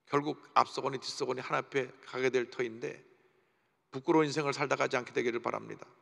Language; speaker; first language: Korean; native; Korean